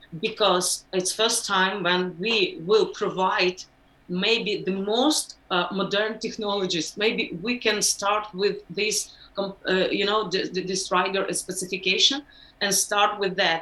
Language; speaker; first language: English; non-native, learner; Ukrainian